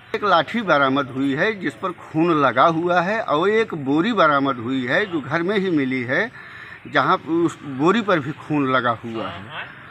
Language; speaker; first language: Hindi; native; Hindi